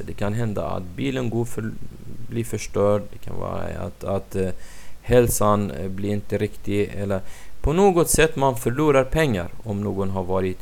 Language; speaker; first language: Swedish; non-native, fluent; Arabic